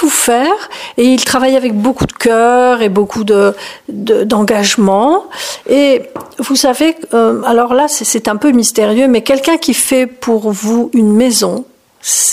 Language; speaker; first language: French; native; French